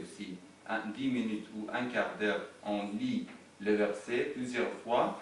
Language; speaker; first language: French; non-native, fluent; Arabic